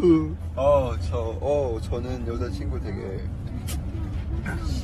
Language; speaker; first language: Korean; non-native, learner; Chinese